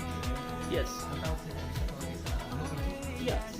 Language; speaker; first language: English; non-native, learner; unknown